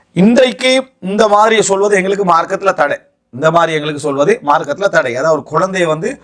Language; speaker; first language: Tamil; native; Tamil